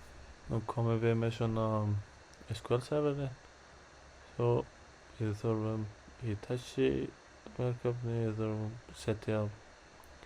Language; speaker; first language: Icelandic; non-native, learner; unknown